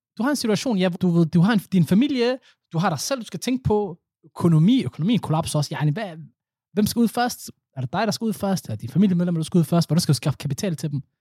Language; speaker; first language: Danish; early bilingual, other home language; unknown